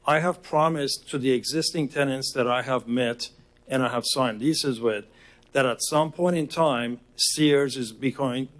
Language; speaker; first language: English; non-native, fluent; Persian